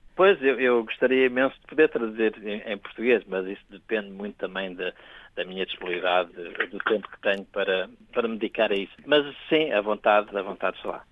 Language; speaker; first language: Portuguese; early bilingual, heritage; Portuguese